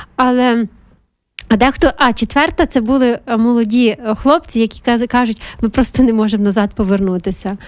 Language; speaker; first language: Ukrainian; native; Ukrainian